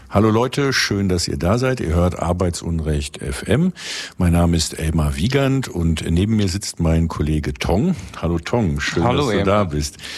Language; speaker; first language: German; native; German